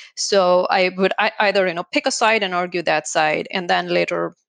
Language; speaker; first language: English; non-native, local second language; Hindi